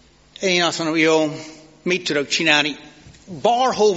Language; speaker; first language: Hungarian; non-native, fluent; English